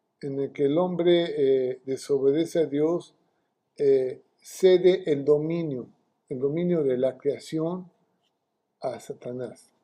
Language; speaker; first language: Spanish; native; Spanish